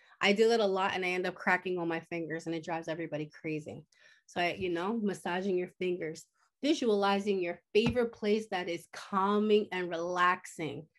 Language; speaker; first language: English; early bilingual, other home language; Spanish